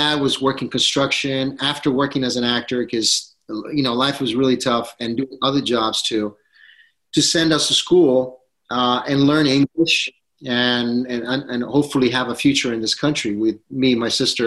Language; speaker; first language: English; non-native, fluent; Italian